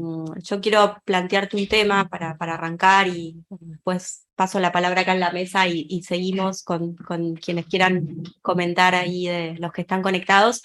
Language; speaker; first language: Spanish; native; Spanish